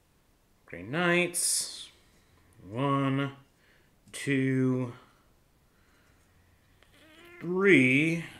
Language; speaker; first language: English; native; English